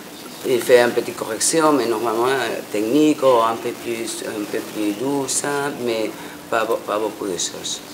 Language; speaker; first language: French; non-native, fluent; Spanish